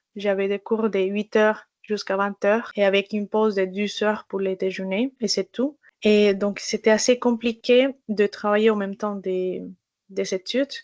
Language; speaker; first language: French; non-native, fluent; Spanish